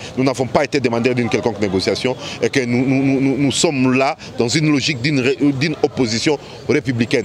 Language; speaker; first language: French; non-native, local second language; Swahili